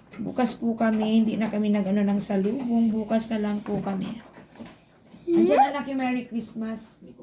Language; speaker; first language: Filipino; native; Filipino